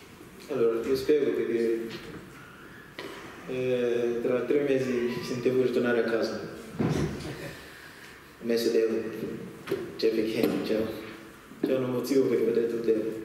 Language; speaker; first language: Italian; non-native, learner; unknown